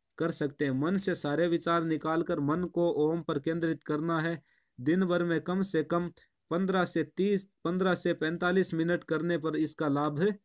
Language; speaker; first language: Hindi; native; Hindi